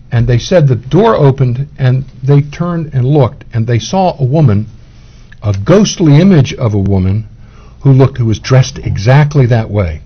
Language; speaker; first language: English; native; English